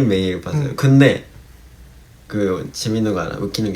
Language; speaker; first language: Korean; non-native, fluent; Japanese